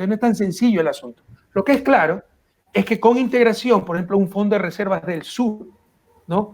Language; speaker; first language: Spanish; native; Spanish